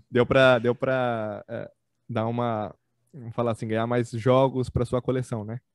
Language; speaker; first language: Portuguese; native; Portuguese